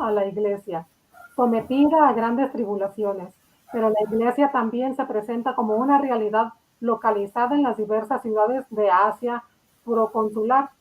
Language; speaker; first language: Spanish; native; Spanish